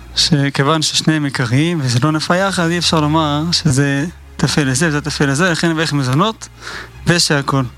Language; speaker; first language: Hebrew; native; Hebrew